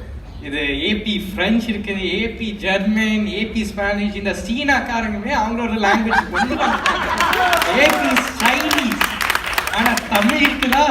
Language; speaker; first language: Tamil; early bilingual, heritage; Tamil